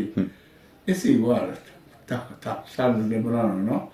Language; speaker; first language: Spanish; non-native, learner; Japanese